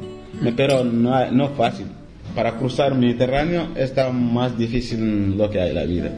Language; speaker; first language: Spanish; non-native, learner; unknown